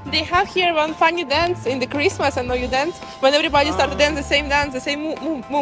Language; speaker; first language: English; non-native, learner; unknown